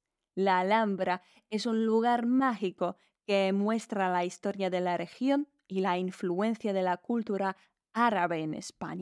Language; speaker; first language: Spanish; non-native, fluent; Polish